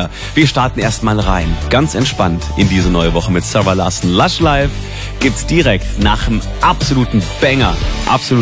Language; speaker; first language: German; native; German